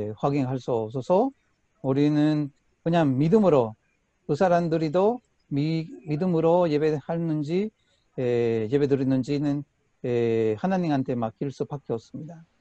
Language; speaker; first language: Korean; non-native, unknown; Spanish